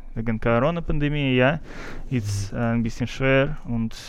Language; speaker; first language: German; non-native, learner; Russian